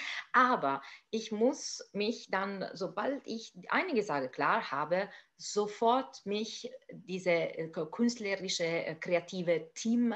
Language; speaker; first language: German; non-native, fluent; Italian